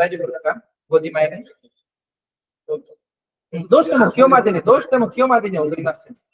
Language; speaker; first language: Japanese; non-native, fluent; Bangla